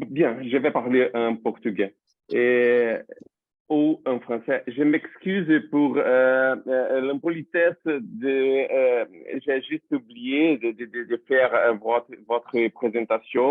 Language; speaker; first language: French; non-native, fluent; Portuguese